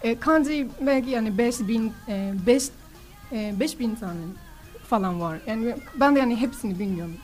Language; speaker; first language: Turkish; non-native, learner; Japanese